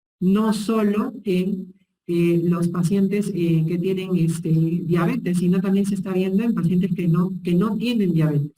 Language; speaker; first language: Spanish; native; Spanish